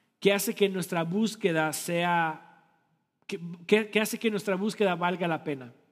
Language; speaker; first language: Spanish; early bilingual, heritage; Spanish